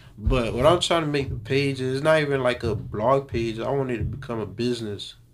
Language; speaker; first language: English; early bilingual, other home language; Haitian Creole